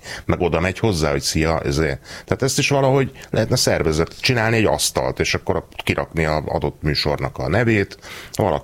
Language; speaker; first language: Hungarian; native; Hungarian